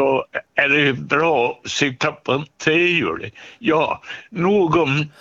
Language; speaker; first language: Swedish; native; Swedish